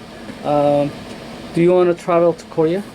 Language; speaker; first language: English; non-native, learner; Korean